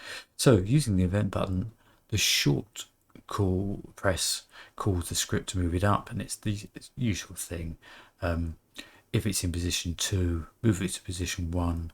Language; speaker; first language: English; native; English